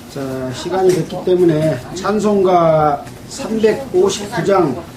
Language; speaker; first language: Korean; native; Korean